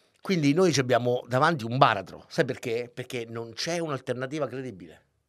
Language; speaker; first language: Italian; native; Italian